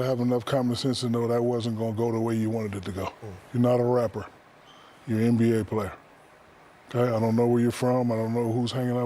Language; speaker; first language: English; native; English